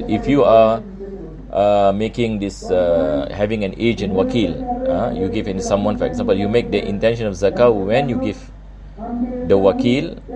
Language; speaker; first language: English; non-native, local second language; Malay